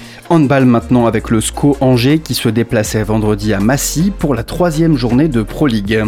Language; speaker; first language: French; native; French